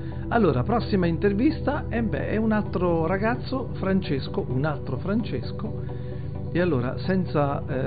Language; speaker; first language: Italian; native; Italian